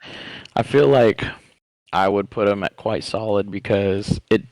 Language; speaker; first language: English; native; English